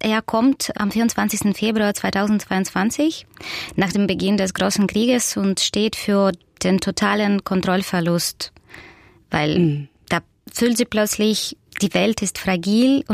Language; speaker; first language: German; non-native, fluent; Russian